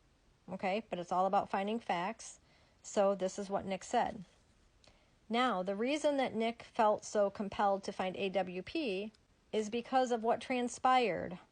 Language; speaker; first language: English; native; English